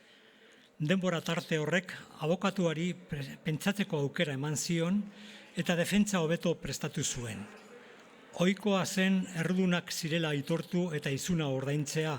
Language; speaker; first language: Basque; non-native, local second language; Spanish